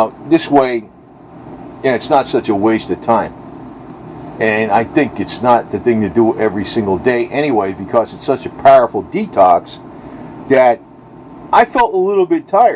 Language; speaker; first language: English; native; English